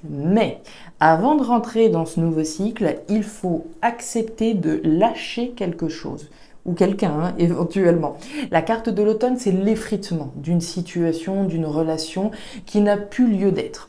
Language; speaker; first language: French; native; French